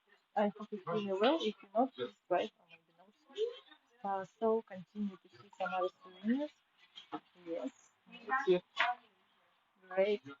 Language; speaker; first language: English; non-native, fluent; Russian